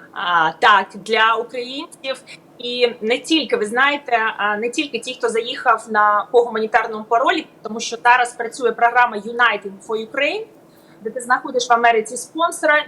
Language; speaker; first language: Ukrainian; native; Ukrainian